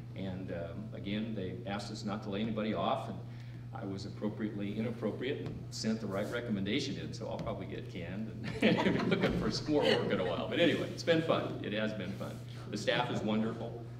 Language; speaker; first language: English; native; English